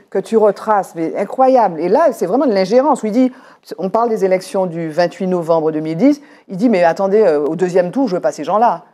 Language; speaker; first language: French; native; French